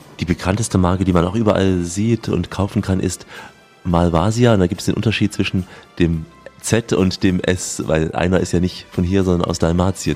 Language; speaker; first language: German; native; German